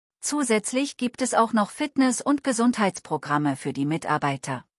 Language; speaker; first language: German; non-native, learner; Telugu